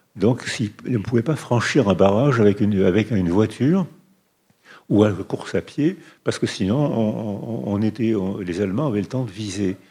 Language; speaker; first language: French; native; French